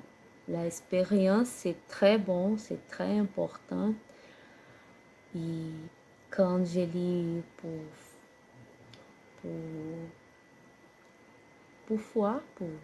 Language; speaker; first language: French; non-native, learner; Portuguese